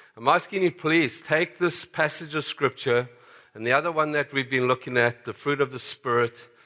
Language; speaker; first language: English; native; English